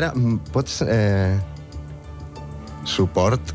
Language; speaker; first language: Catalan; non-native, learner; Spanish